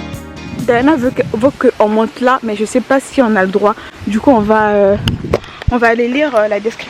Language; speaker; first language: French; native; French